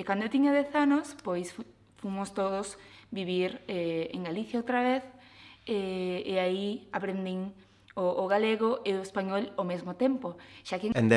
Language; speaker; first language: Galician; early bilingual, other home language; Portuguese